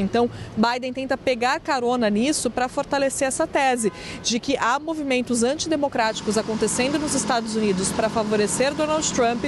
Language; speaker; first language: Portuguese; native; Portuguese